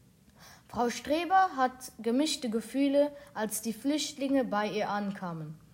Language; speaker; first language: German; non-native, local second language; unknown